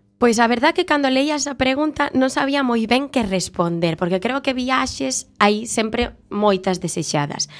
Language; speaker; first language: Galician; native; Galician